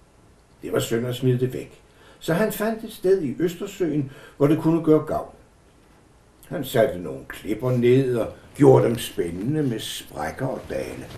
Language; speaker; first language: Danish; native; Danish